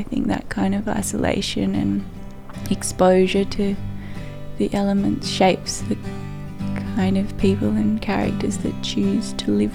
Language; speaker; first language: English; native; English